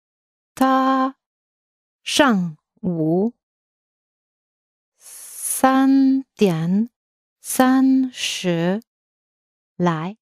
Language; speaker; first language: Chinese; non-native, learner; English